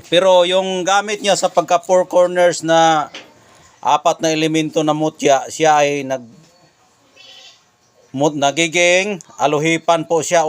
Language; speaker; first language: Filipino; non-native, local second language; Cebuano